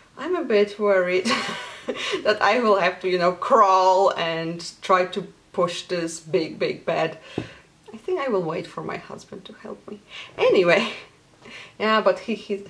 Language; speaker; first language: English; non-native, fluent; Polish